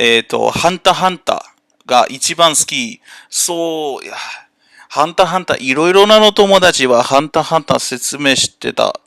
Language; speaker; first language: Japanese; non-native, learner; English